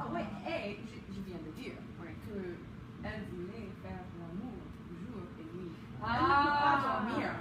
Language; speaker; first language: French; non-native, learner; English